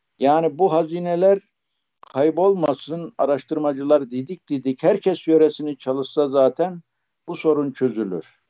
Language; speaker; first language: Turkish; native; Turkish